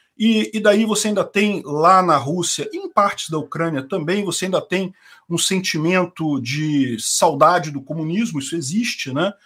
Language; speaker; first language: Portuguese; native; Portuguese